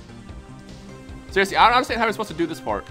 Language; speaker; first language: English; native; English